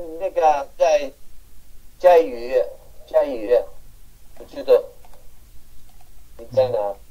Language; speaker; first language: Chinese; non-native, learner; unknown